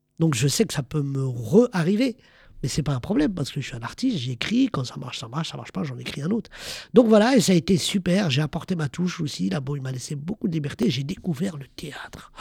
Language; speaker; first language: French; early bilingual, other home language; Arabic